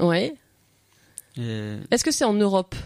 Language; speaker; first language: French; native; French